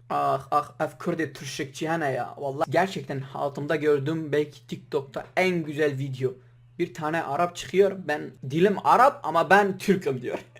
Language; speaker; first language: Turkish; non-native, local second language; Kurdish